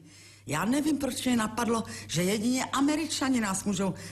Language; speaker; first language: Czech; native; Czech